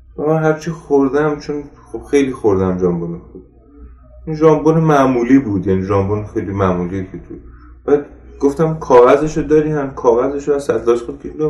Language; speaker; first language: Persian; non-native, local second language; Armenian